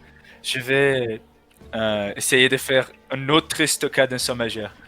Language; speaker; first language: French; non-native, learner; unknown